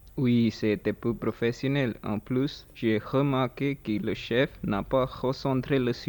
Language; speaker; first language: French; non-native, learner; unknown